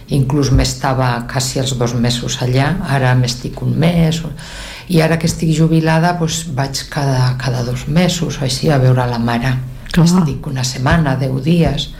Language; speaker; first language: Catalan; non-native, local second language; Spanish